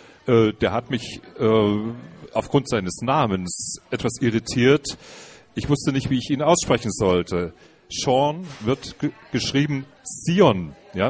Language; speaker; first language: German; native; German